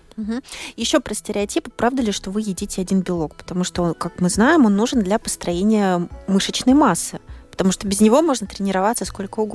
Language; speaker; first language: Russian; native; Russian